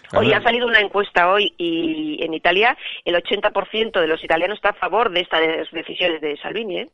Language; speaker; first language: Spanish; native; Spanish